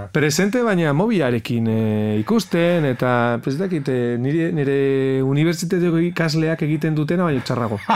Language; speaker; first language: Basque; non-native, local second language; Spanish